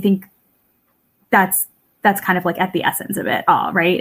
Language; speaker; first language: English; early bilingual, other home language; Russian